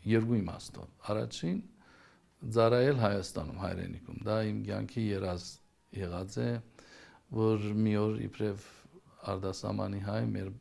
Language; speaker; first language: Armenian; early bilingual, heritage; Armenian